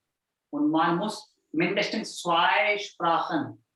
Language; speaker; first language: German; non-native, fluent; Hindi